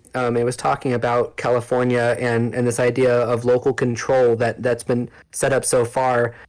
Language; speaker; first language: English; native; English